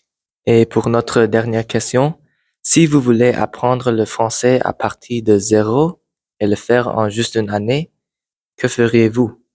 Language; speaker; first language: French; non-native, learner; English